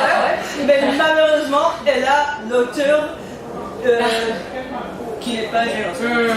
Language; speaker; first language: French; non-native, learner; English